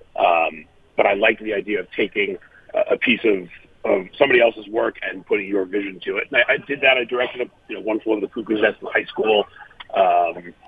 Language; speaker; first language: English; native; English